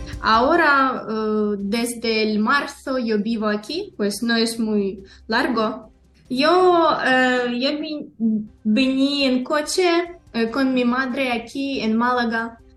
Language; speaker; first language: Spanish; non-native, learner; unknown